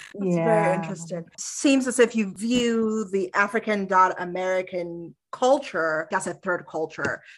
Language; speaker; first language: English; early bilingual, other home language; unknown